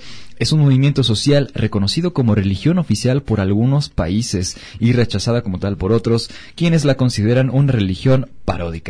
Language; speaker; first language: Spanish; native; Spanish